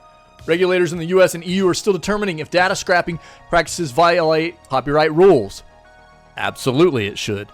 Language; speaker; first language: English; native; English